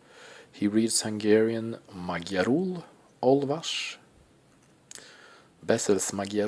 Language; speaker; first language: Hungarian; non-native, learner; English